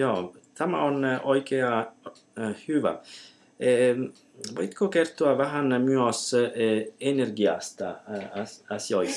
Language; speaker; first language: Finnish; non-native, learner; Italian